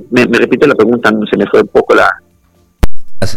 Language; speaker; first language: Spanish; native; Spanish